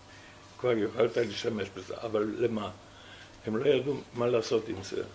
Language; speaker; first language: Hebrew; non-native, fluent; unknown